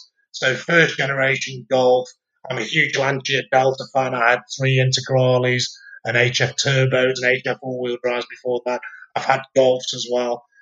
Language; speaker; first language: English; native; English